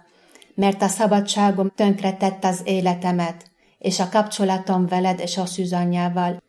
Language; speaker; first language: Hungarian; non-native, fluent; Arabic